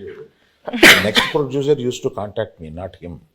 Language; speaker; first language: Telugu; native; Telugu